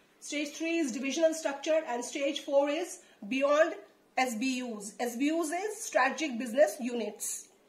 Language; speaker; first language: English; non-native, local second language; Hindi